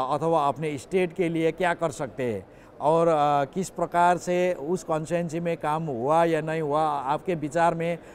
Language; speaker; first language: Hindi; non-native, local second language; Nepali